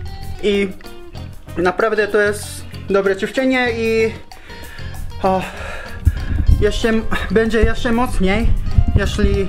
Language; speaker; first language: Polish; non-native, learner; Japanese